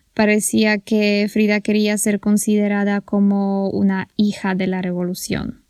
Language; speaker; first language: Spanish; non-native, fluent; Polish